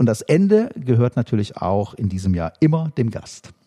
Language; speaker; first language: German; native; German